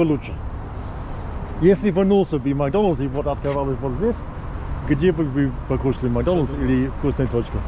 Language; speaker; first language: Russian; non-native, learner; English